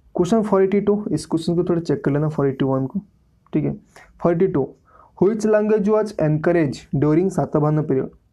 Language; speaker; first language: Hindi; native; Hindi